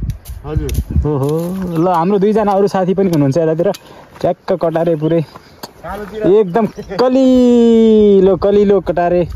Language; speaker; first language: Nepali; native; Nepali